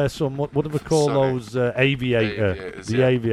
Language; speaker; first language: English; native; English